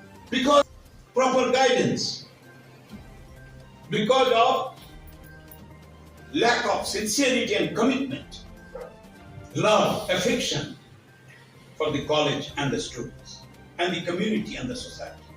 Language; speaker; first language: English; non-native, local second language; Bangla